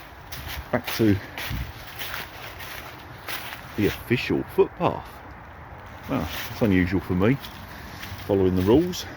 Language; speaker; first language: English; native; English